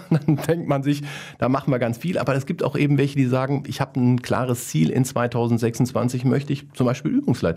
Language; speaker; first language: German; native; German